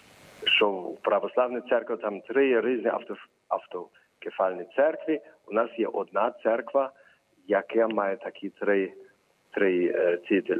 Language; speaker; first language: Ukrainian; early bilingual, heritage; Ukrainian